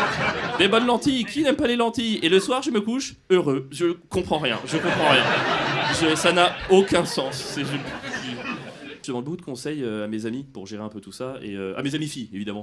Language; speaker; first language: French; native; French